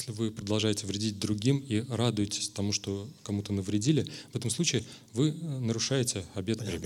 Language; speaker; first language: Russian; native; Russian